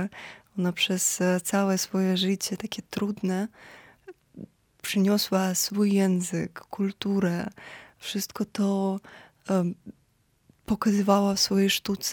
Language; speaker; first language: Polish; non-native, fluent; Ukrainian